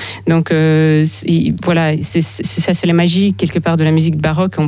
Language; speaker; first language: French; non-native, fluent; Russian